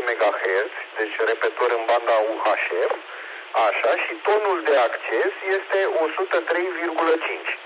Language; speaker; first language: Romanian; native; Romanian